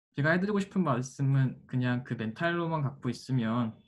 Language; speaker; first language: Korean; native; Korean